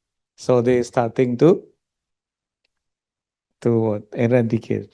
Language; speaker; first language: English; non-native, local second language; Indonesian